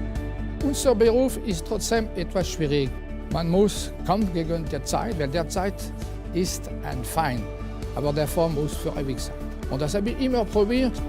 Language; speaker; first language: German; non-native, fluent; French